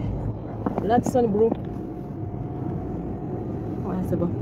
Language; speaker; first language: French; non-native, learner; Kinyarwanda